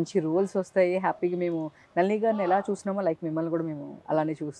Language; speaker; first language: Telugu; native; Telugu